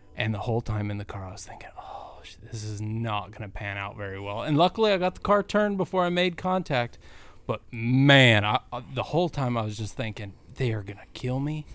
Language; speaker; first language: English; native; English